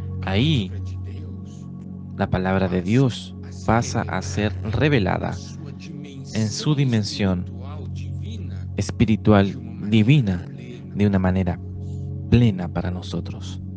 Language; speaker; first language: Spanish; non-native, fluent; Portuguese